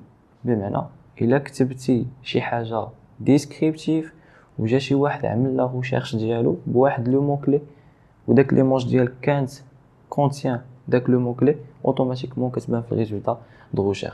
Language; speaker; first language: Arabic; native; Arabic